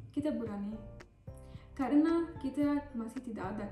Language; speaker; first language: Indonesian; non-native, learner; Turkish